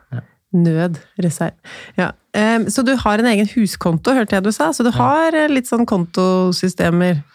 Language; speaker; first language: Norwegian; native; Norwegian